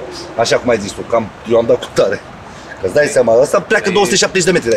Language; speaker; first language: Romanian; native; Romanian